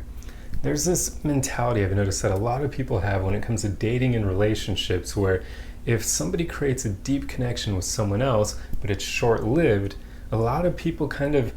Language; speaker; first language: English; native; English